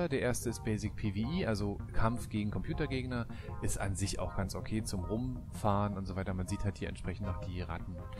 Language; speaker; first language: German; native; German